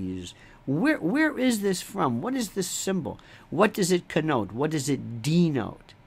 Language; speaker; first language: English; native; English